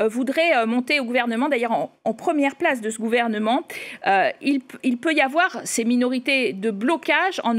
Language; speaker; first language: French; native; French